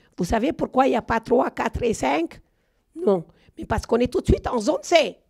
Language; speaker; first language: French; non-native, local second language; Arabic